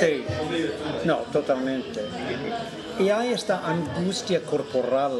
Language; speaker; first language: Spanish; non-native, fluent; English